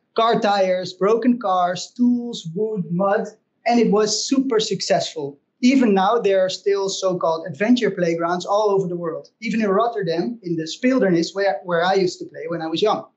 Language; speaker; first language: English; non-native, fluent; Dutch